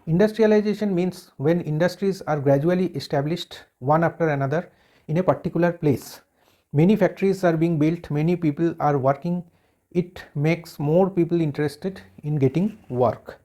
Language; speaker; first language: English; non-native, local second language; Bangla